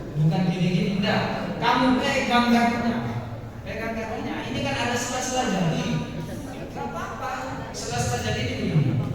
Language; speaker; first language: Indonesian; non-native, local second language; Madurese